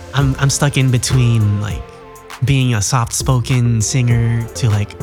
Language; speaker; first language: English; native; English